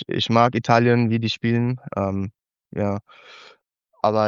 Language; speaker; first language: German; non-native, learner; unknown